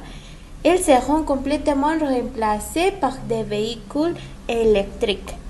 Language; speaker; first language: French; non-native, learner; Spanish